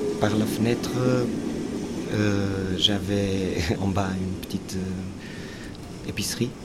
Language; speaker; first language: French; non-native, fluent; Portuguese